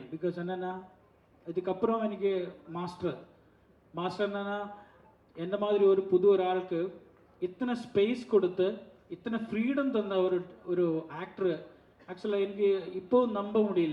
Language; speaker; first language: Tamil; non-native, learner; Malayalam